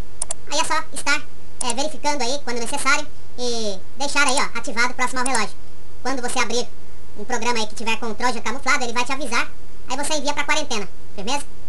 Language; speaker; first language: Portuguese; native; Portuguese